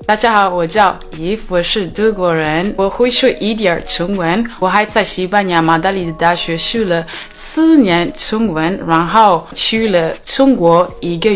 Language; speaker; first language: Chinese; non-native, learner; English